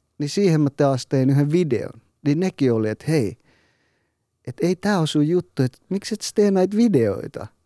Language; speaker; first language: Finnish; early bilingual, other home language; Persian